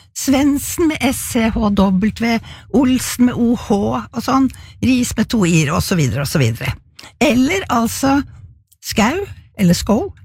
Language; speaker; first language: Norwegian; native; Norwegian